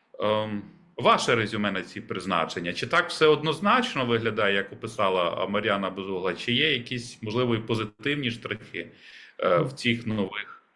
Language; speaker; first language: Ukrainian; native; Ukrainian